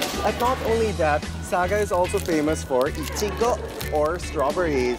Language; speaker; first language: English; non-native, local second language; Filipino